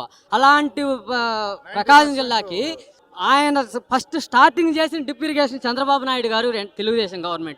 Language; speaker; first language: Telugu; native; Telugu